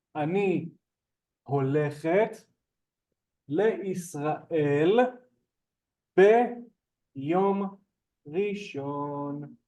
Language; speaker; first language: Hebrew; non-native, fluent; English